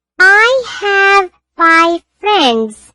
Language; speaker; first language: English; non-native, learner; Urdu